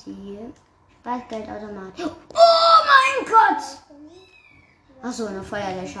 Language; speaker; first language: German; native; German